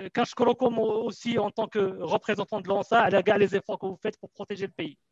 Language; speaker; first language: French; non-native, local second language; Arabic